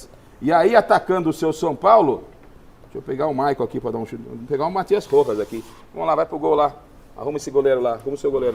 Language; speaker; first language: Portuguese; native; Portuguese